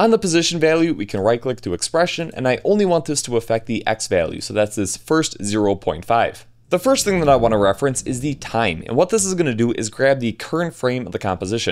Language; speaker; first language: English; native; English